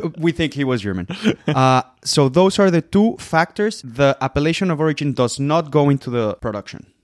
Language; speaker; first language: English; non-native, fluent; Spanish